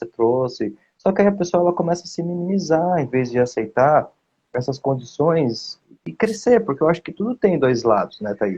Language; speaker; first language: Portuguese; native; Portuguese